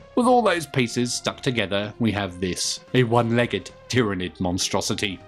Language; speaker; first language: English; native; English